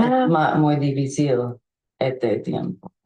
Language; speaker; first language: Spanish; non-native, learner; English